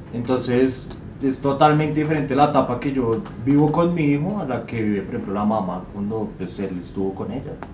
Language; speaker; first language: Spanish; native; Spanish